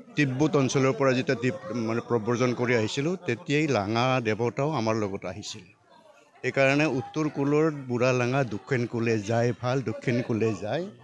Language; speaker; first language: Assamese; non-native, local second language; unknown